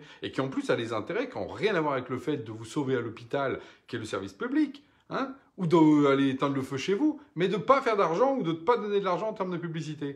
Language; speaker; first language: French; native; French